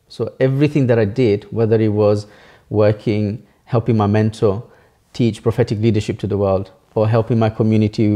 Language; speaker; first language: English; early bilingual, other home language; Bangla